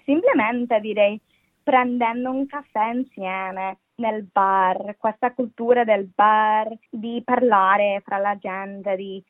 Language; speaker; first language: Italian; non-native, fluent; English